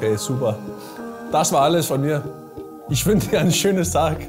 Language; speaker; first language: German; non-native, learner; Danish